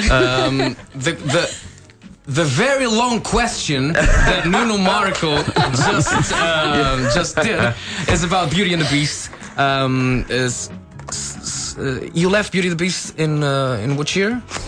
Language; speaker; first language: English; non-native, fluent; Portuguese